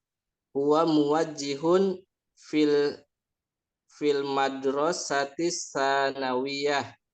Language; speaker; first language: Arabic; non-native, learner; Indonesian